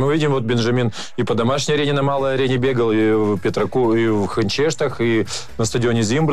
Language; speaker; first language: Russian; native; Russian